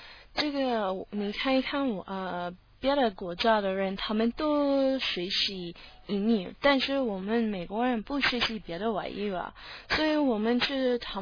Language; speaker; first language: Chinese; non-native, learner; English